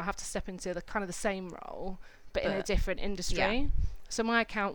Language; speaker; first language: English; native; English